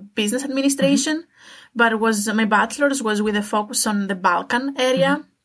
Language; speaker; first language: English; non-native, fluent; Greek